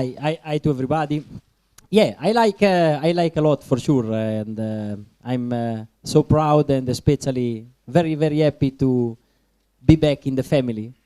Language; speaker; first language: English; non-native, learner; Italian